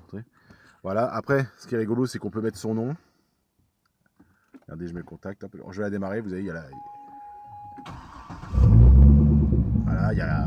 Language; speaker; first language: French; native; French